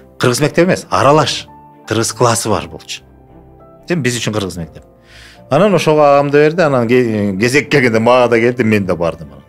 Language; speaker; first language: Kyrgyz; non-native, local second language; Russian